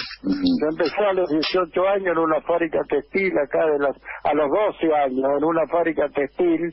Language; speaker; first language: Spanish; native; Spanish